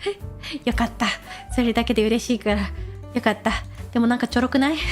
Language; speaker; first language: Japanese; non-native, fluent; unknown